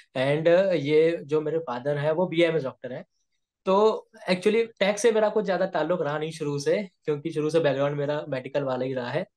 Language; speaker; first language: Hindi; native; Hindi